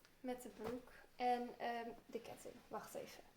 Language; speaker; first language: Dutch; early bilingual, heritage; Turkish